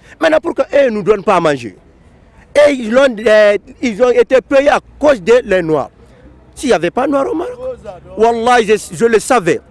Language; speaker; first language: French; non-native, local second language; Fula